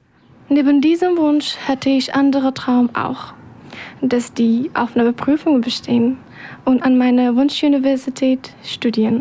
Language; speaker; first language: German; non-native, learner; Persian